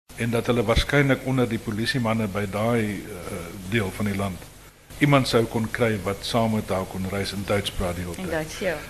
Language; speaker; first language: Afrikaans; native; Afrikaans